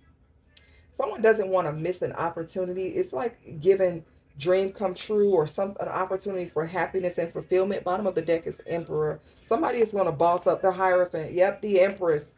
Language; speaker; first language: English; native; English